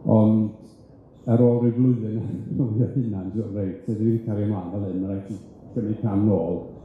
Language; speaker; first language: Welsh; native; Welsh